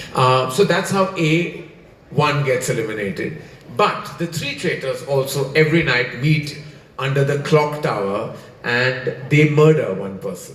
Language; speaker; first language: English; non-native, local second language; Hindi